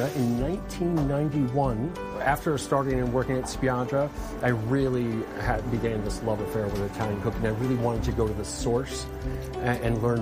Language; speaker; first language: English; native; English